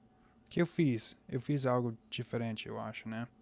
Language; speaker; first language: Portuguese; non-native, fluent; English